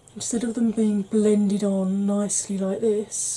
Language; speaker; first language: English; native; English